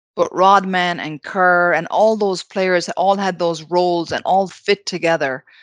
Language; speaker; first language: English; native; English